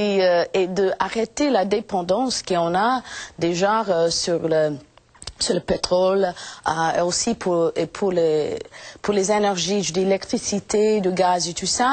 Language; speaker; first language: French; non-native, fluent; English